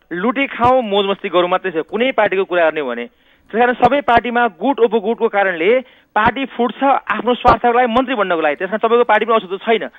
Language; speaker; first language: Nepali; native; Nepali